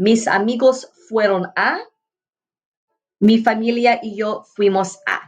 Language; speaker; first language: Spanish; non-native, fluent; English